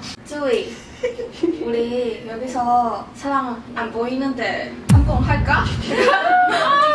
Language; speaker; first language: Korean; non-native, fluent; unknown